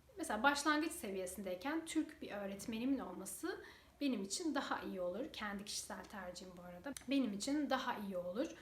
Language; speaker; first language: Turkish; native; Turkish